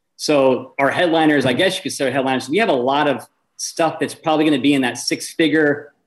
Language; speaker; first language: English; native; English